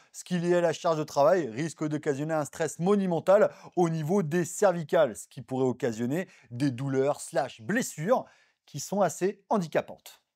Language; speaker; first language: French; native; French